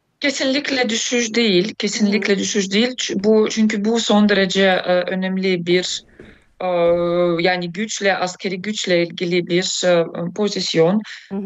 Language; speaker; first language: Turkish; non-native, fluent; Russian